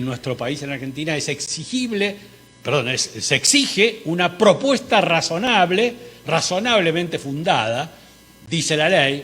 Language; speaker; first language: Spanish; native; Spanish